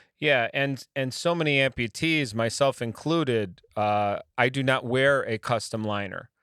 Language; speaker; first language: English; native; English